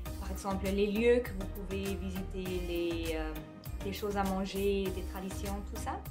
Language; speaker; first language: French; non-native, fluent; German